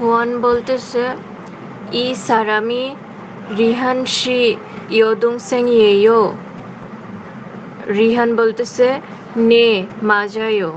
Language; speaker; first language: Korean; non-native, learner; Bangla